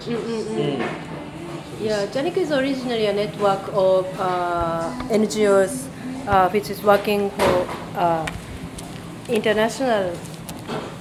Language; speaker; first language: English; non-native, fluent; Japanese